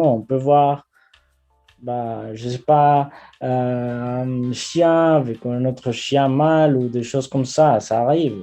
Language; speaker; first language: French; non-native, fluent; Spanish